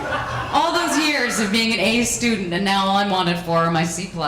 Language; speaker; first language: English; native; English